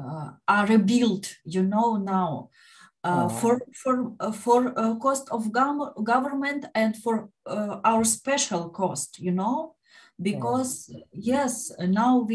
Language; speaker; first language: English; non-native, learner; Ukrainian